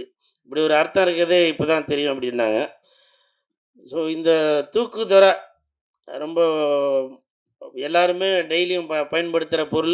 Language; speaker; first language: Tamil; native; Tamil